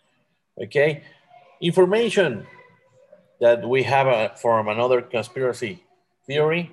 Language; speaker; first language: English; non-native, learner; Spanish